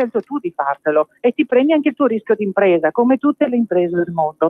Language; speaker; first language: Italian; native; Italian